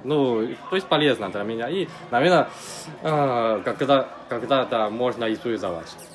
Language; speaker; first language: Russian; non-native, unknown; Chinese